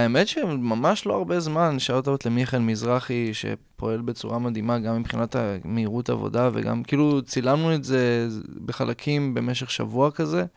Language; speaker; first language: Hebrew; native; Hebrew